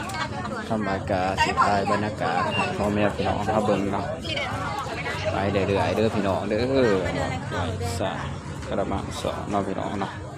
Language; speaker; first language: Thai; non-native, local second language; Northeastern Thai